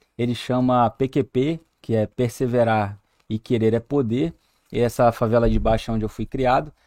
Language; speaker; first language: Portuguese; native; Portuguese